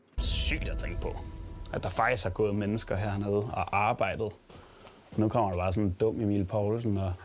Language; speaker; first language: Danish; native; Danish